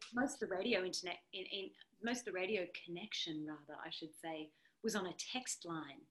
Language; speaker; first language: English; native; English